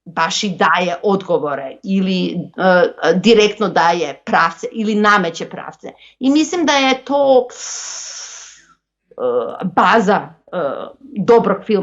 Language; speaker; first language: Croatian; non-native, local second language; Macedonian